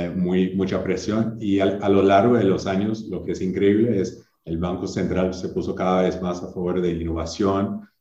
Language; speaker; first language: Spanish; non-native, fluent; English